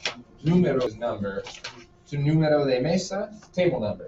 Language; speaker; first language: Spanish; non-native, fluent; English